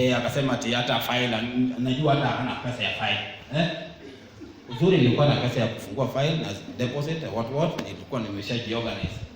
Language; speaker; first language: Swahili; non-native, local second language; Luo (Kenya and Tanzania)